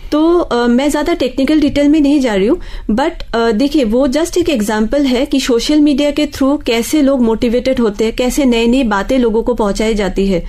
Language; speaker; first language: Hindi; non-native, local second language; Bangla